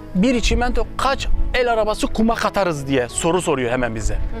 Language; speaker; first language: Turkish; native; Turkish